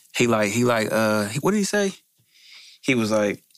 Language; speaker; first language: English; native; English